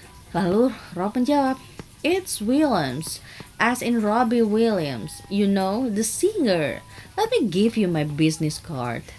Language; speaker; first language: English; non-native, fluent; Indonesian